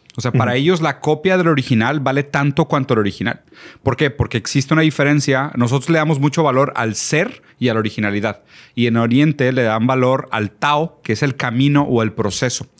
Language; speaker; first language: Spanish; early bilingual, other home language; Portuguese